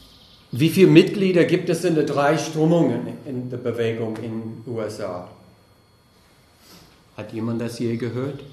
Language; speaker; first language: German; non-native, fluent; English